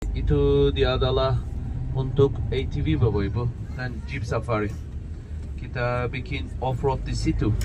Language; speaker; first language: Indonesian; non-native, fluent; Turkish